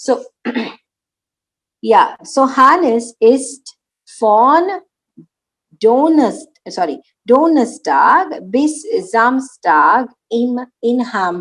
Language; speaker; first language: German; non-native, learner; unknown